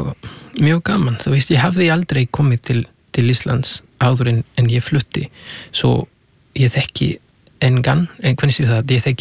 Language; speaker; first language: Icelandic; non-native, fluent; Spanish